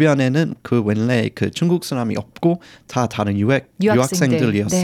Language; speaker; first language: Korean; non-native, fluent; English